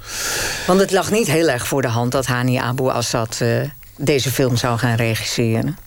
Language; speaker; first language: Dutch; native; Dutch